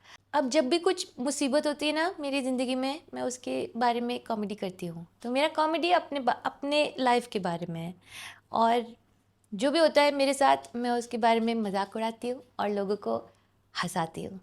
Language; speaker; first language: Hindi; non-native, local second language; English